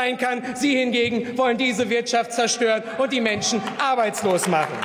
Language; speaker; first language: German; native; German